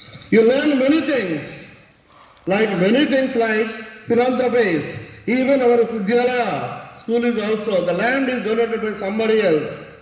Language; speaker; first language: English; non-native, local second language; Telugu